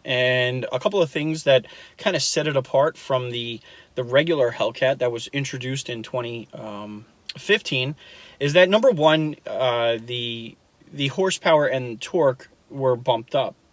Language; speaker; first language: English; native; English